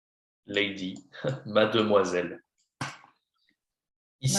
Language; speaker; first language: French; non-native, fluent; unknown